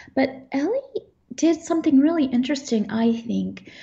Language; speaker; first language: English; early bilingual, other home language; Czech